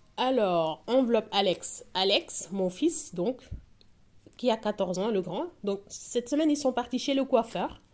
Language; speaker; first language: French; non-native, local second language; Wolof